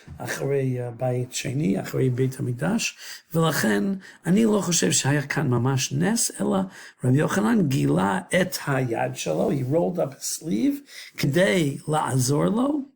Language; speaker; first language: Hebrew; non-native, fluent; English